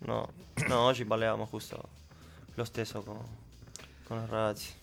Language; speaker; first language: Italian; non-native, learner; Spanish